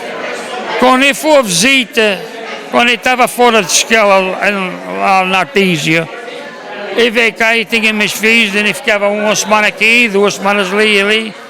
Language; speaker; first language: Portuguese; early bilingual, heritage; Portuguese